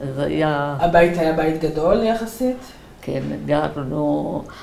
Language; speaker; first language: Hebrew; early bilingual, other home language; Arabic